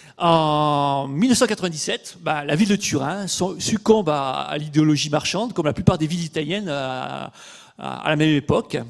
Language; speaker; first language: French; native; French